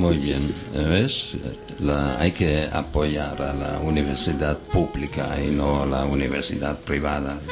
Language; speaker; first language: Spanish; non-native, fluent; German